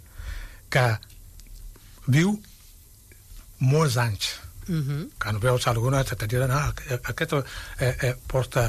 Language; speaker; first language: Catalan; non-native, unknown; Wolof